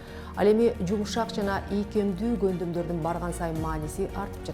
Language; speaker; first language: Kyrgyz; native; Kyrgyz